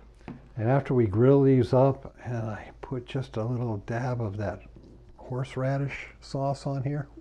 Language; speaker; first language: English; native; English